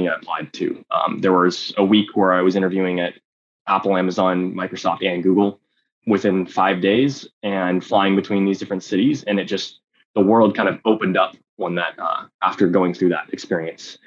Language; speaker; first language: English; native; English